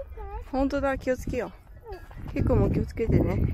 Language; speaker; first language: Japanese; native; Japanese